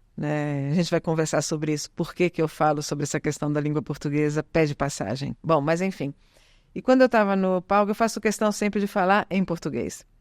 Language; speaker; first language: Portuguese; early bilingual, other home language; Italian